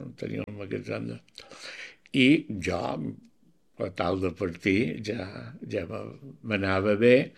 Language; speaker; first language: Catalan; native; Catalan